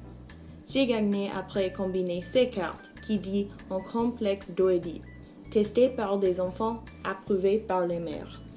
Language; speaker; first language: French; non-native, learner; English